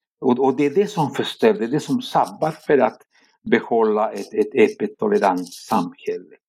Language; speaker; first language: Swedish; non-native, fluent; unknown